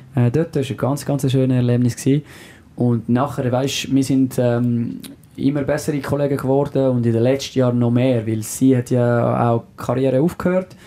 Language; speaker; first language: German; non-native, local second language; French